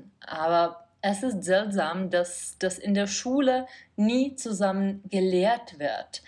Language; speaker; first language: German; non-native, fluent; Czech